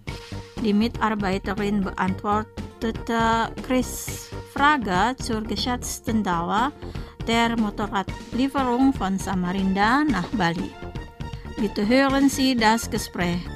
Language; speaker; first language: German; non-native, fluent; Indonesian